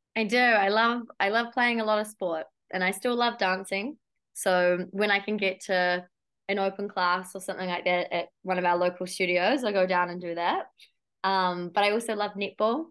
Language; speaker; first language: English; native; English